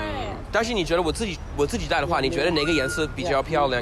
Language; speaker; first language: Chinese; non-native, fluent; English